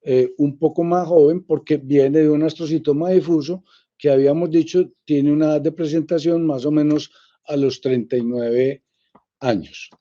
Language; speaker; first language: Spanish; native; Spanish